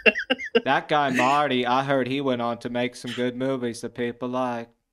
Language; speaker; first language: English; native; English